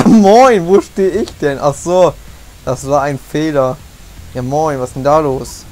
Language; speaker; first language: German; native; German